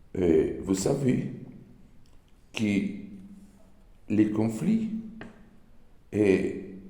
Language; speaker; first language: French; non-native, learner; Portuguese